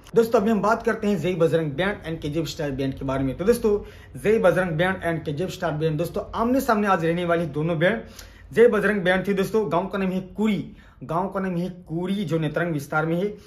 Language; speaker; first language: Hindi; non-native, local second language; Gamit